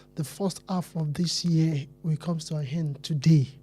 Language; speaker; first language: English; non-native, local second language; Yoruba